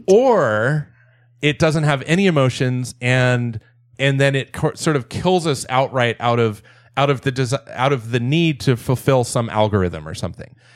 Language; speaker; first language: English; native; English